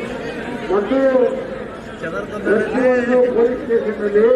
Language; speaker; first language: Kannada; native; Kannada